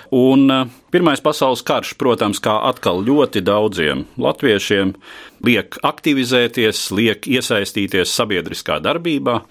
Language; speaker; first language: Latvian; native; Latvian